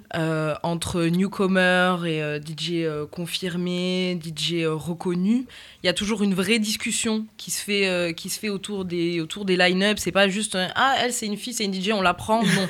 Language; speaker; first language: French; native; French